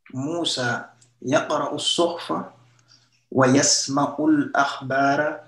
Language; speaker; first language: Arabic; non-native, learner; French